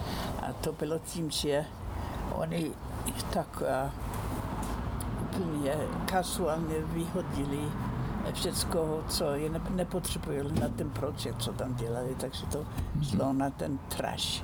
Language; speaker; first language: Czech; non-native, fluent; Icelandic